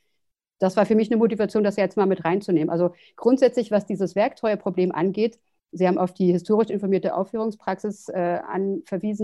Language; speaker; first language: German; native; German